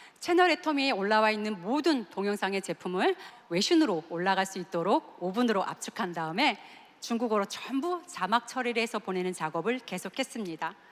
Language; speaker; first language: Korean; native; Korean